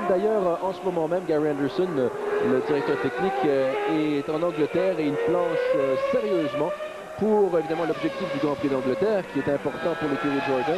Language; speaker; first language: French; native; French